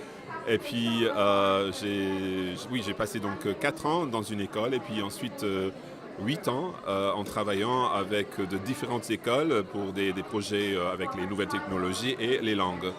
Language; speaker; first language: French; non-native, fluent; English